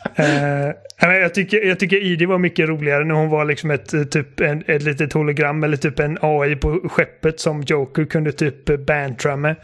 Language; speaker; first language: Swedish; native; Swedish